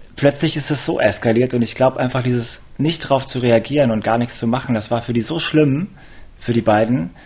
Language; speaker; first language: German; native; German